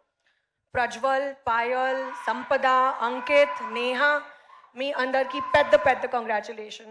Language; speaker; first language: Telugu; non-native, learner; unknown